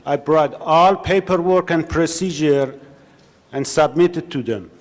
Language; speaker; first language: English; non-native, learner; Persian